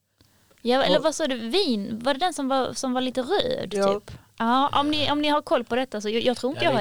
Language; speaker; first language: Swedish; native; Swedish